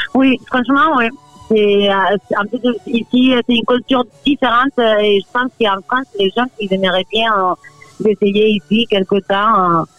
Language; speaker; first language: French; non-native, fluent; Spanish